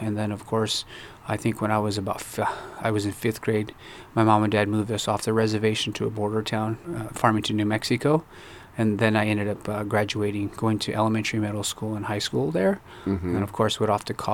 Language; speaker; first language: English; early bilingual, other home language; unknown